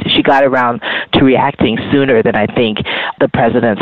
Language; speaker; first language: English; native; English